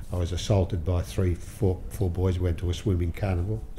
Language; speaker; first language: English; early bilingual, other home language; Ukrainian